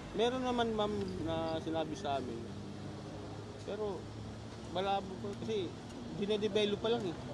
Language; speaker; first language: Filipino; non-native, local second language; Bikol